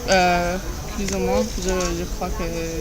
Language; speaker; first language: French; non-native, learner; Italian